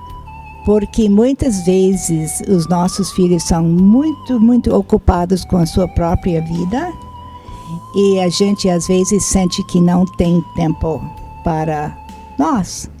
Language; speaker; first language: Portuguese; non-native, fluent; English